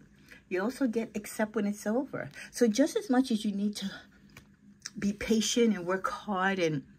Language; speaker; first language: English; native; English